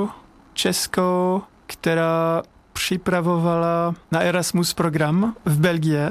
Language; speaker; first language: Czech; non-native, learner; French